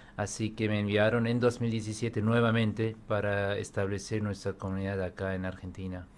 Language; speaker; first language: Spanish; non-native, fluent; Urdu